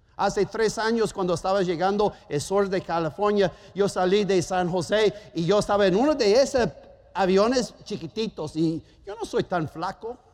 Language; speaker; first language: Spanish; non-native, fluent; German